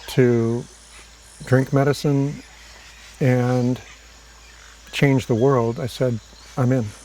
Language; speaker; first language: English; native; English